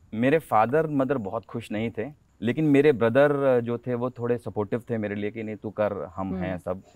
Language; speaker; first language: Hindi; native; Hindi